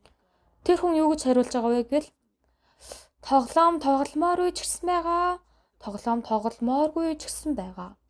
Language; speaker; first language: Mongolian; non-native, fluent; Korean